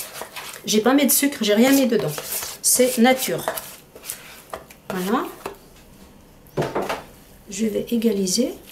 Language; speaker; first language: French; native; French